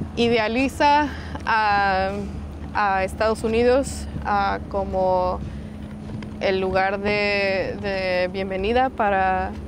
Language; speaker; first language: Spanish; native; Spanish